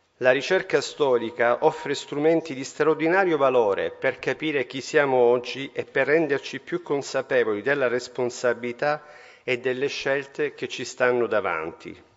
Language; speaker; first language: Italian; native; Italian